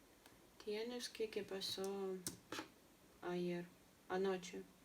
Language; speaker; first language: Spanish; non-native, learner; Russian